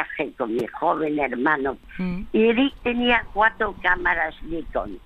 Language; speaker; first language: Spanish; early bilingual, other home language; French